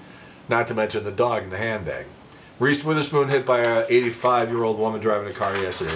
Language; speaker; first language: English; native; English